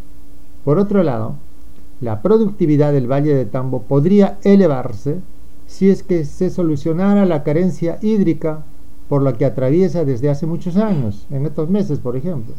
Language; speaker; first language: Spanish; native; Spanish